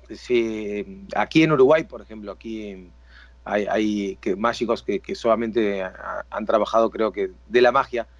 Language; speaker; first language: Spanish; native; Spanish